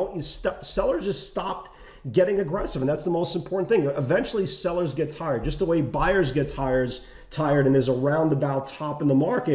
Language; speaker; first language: English; native; English